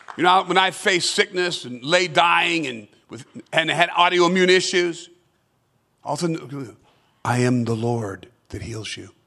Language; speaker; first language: English; native; English